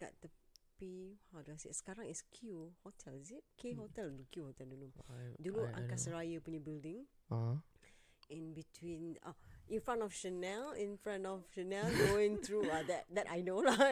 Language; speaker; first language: English; non-native, local second language; Malay